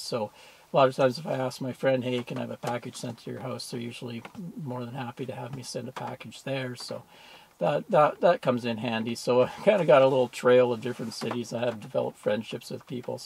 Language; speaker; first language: English; native; English